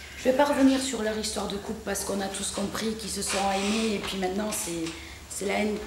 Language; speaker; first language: French; native; French